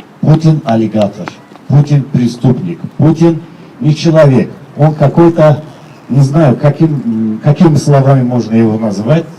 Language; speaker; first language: Russian; non-native, local second language; Chechen